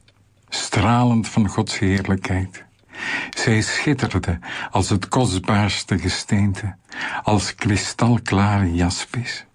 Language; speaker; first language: Dutch; native; Dutch